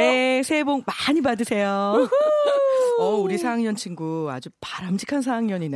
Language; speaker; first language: Korean; native; Korean